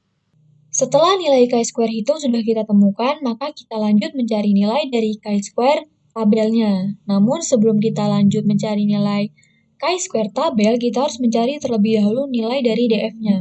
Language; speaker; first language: Indonesian; native; Indonesian